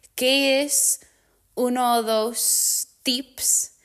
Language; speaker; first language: Spanish; non-native, fluent; English